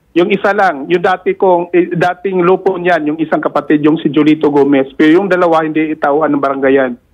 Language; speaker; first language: Filipino; non-native, local second language; Cebuano